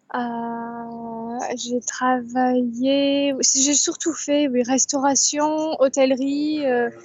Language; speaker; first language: French; native; French